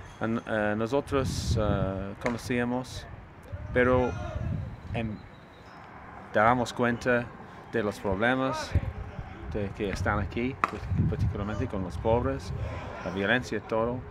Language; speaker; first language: Spanish; non-native, learner; English